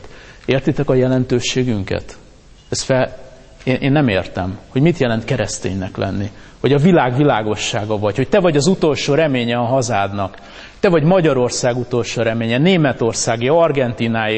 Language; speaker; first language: Hungarian; native; Hungarian